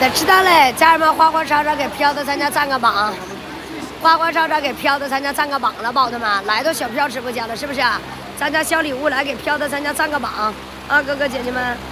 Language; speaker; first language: Chinese; native; Chinese